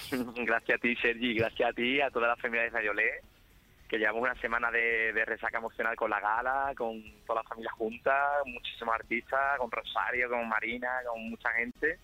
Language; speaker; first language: Spanish; native; Spanish